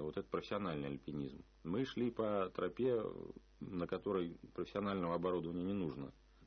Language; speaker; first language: Russian; native; Russian